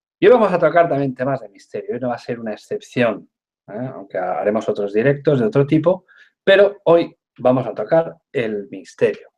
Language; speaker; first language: Spanish; native; Spanish